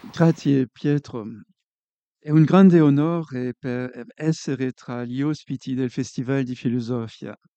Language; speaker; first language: Italian; non-native, fluent; French